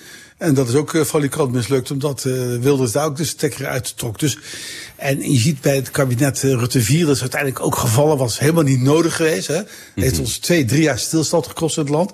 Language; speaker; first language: Dutch; native; Dutch